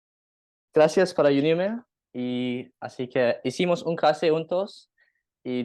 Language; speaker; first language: Spanish; non-native, learner; English